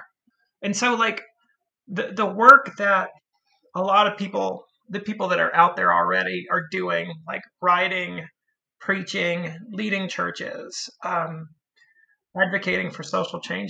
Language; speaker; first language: English; native; English